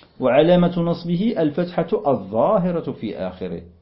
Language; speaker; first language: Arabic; non-native, fluent; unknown